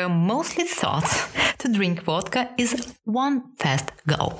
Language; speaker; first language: English; non-native, fluent; Russian